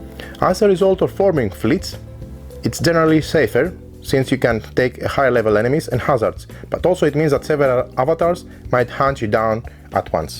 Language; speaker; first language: English; non-native, fluent; Greek